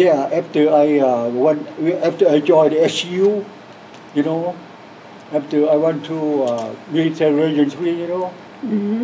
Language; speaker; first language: English; non-native, learner; Lao